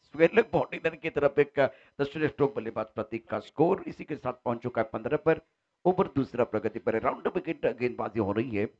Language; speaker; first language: Hindi; non-native, local second language; Marathi